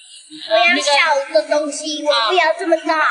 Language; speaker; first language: Chinese; early bilingual, heritage; Chinese